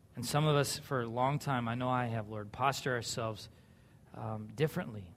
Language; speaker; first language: English; native; English